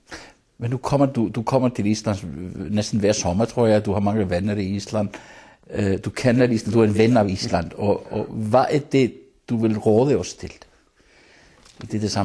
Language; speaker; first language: Danish; non-native, fluent; Icelandic